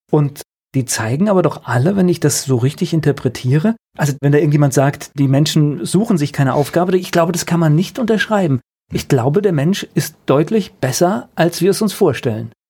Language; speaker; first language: German; native; German